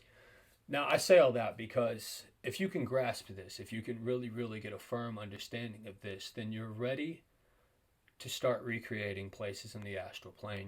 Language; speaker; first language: English; native; English